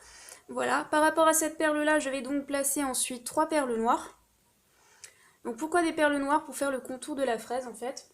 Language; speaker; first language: French; native; French